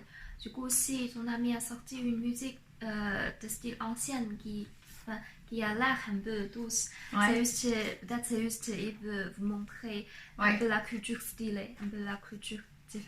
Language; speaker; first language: French; non-native, fluent; Chinese